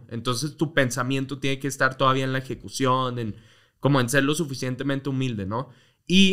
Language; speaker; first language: Spanish; native; Spanish